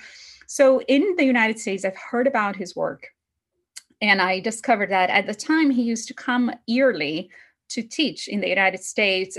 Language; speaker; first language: English; non-native, fluent; Portuguese